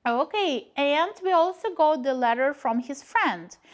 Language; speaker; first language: English; non-native, fluent; Ukrainian